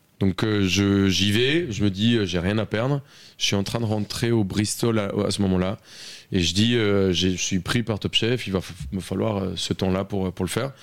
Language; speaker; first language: French; non-native, fluent; Spanish